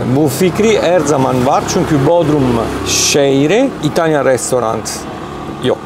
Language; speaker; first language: Turkish; non-native, learner; Italian